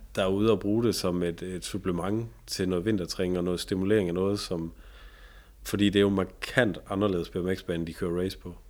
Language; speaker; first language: Danish; native; Danish